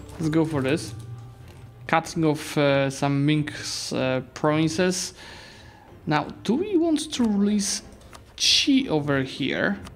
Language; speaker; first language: English; non-native, fluent; Polish